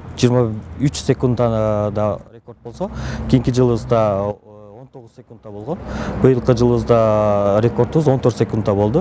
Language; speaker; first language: Kyrgyz; native; Kyrgyz